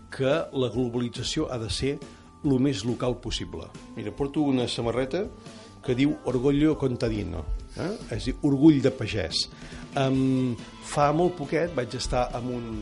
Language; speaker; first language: Catalan; native; Catalan